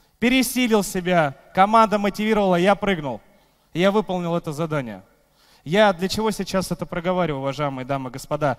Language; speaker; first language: Russian; native; Russian